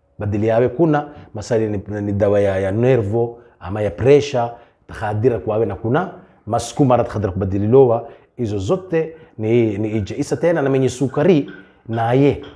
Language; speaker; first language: Swahili; native; Swahili